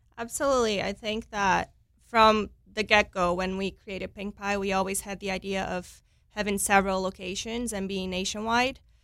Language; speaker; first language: English; non-native, fluent; Portuguese